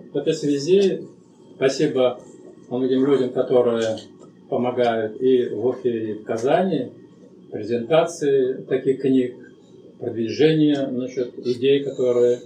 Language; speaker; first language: Russian; native; Russian